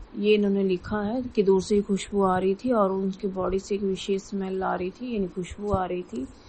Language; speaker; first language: Hindi; native; Hindi